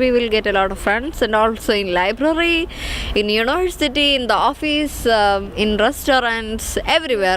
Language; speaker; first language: English; non-native, fluent; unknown